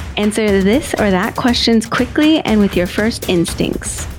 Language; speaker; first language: English; non-native, fluent; Danish